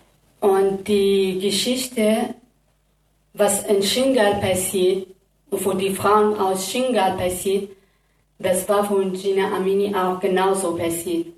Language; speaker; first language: German; non-native, learner; Kurdish